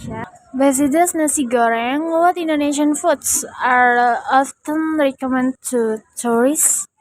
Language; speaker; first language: English; non-native, learner; Indonesian